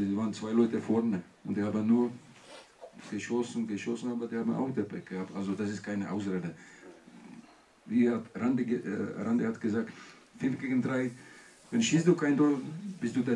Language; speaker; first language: German; non-native, learner; Czech